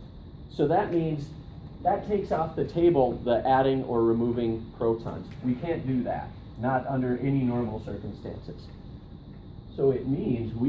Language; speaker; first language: English; native; English